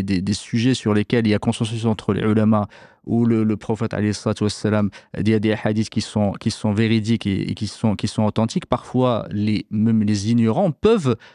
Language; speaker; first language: French; native; French